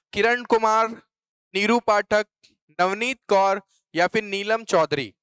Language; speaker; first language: Hindi; native; Hindi